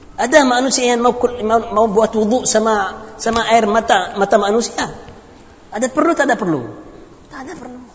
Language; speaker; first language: Indonesian; non-native, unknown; Arabic